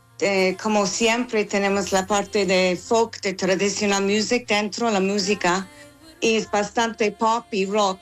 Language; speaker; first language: Spanish; non-native, fluent; English